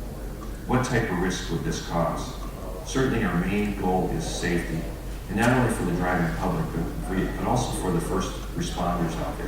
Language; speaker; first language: English; native; English